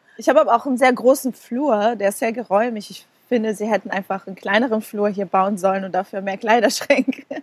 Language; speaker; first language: German; non-native, fluent; Portuguese